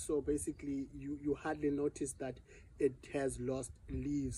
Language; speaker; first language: English; non-native, local second language; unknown